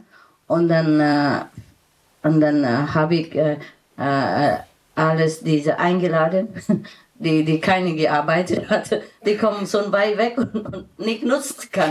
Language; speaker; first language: German; non-native, learner; Vietnamese